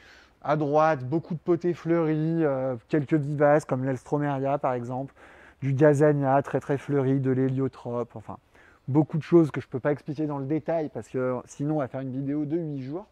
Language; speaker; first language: French; native; French